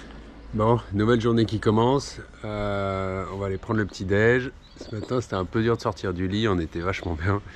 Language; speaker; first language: French; native; French